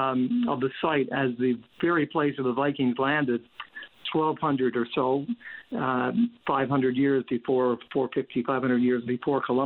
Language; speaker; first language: English; native; English